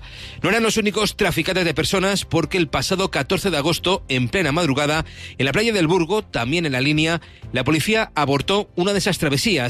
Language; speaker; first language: Spanish; native; Spanish